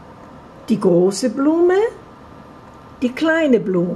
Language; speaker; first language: German; non-native, fluent; Portuguese